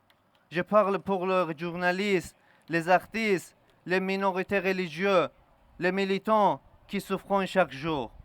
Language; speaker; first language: French; non-native, learner; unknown